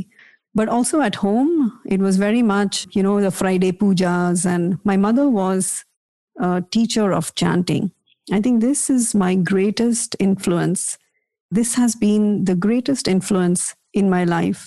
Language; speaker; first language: English; non-native, local second language; Kannada